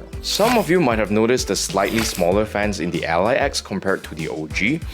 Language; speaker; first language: English; native; English